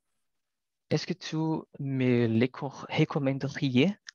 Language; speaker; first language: French; non-native, learner; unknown